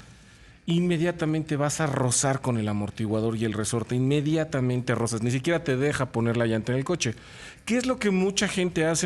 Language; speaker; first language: Spanish; native; Spanish